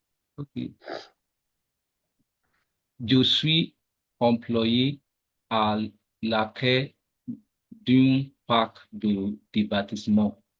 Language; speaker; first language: French; non-native, learner; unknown